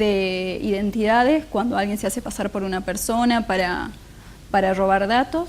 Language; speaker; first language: Spanish; native; Spanish